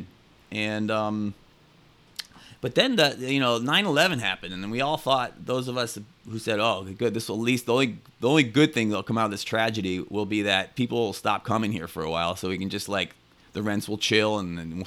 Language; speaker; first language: English; native; English